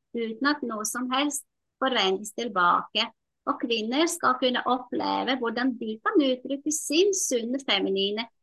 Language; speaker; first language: Norwegian; non-native, fluent; Latvian